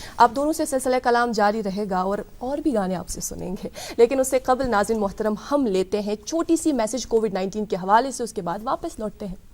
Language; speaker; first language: Hindi; non-native, local second language; Kashmiri